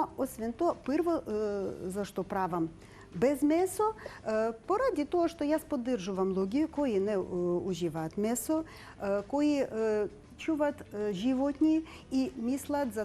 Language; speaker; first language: Macedonian; non-native, learner; Ukrainian